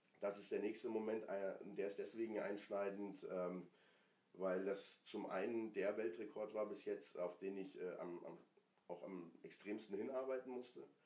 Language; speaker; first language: German; early bilingual, other home language; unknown